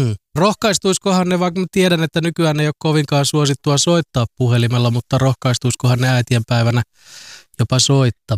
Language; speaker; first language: Finnish; native; Finnish